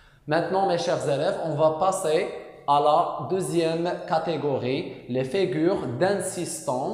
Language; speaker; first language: French; non-native, local second language; Arabic